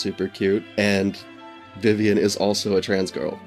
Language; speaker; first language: English; native; English